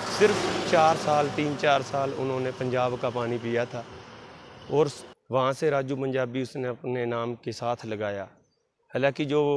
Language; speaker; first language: Hindi; non-native, local second language; Punjabi